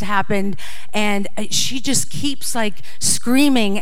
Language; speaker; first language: English; early bilingual, other home language; Dutch